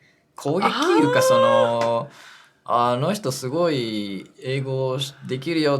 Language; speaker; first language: Japanese; native; Japanese